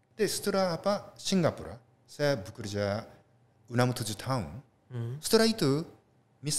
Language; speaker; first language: Indonesian; non-native, learner; Japanese